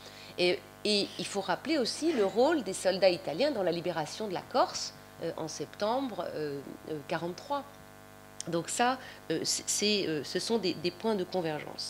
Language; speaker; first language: French; native; French